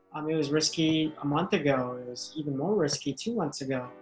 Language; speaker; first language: English; native; English